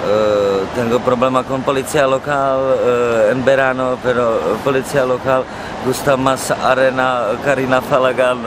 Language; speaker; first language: Spanish; non-native, learner; Czech